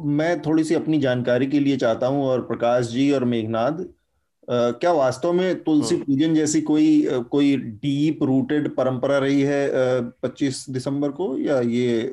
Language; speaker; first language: Hindi; native; Hindi